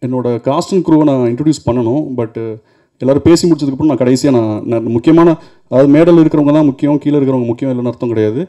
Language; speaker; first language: Tamil; native; Tamil